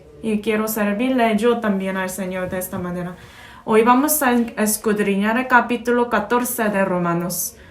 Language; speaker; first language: Spanish; non-native, fluent; Korean